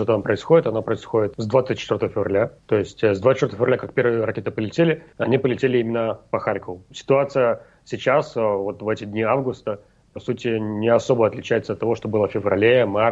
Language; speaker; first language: Russian; native; Russian